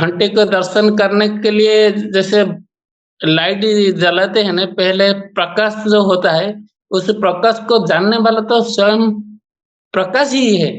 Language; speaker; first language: Hindi; non-native, local second language; Gujarati